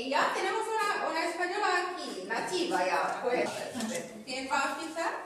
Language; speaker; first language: Spanish; non-native, fluent; Arabic